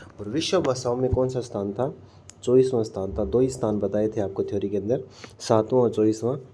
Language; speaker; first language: Hindi; native; Hindi